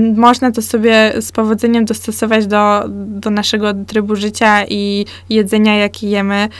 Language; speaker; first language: Polish; early bilingual, heritage; Polish